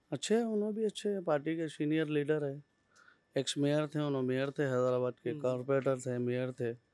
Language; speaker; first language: Hindi; non-native, local second language; Urdu